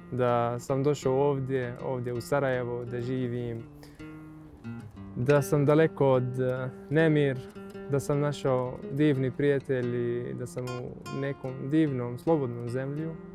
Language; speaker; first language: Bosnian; non-native, fluent; Arabic